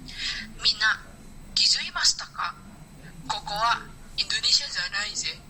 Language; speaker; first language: Japanese; non-native, learner; Indonesian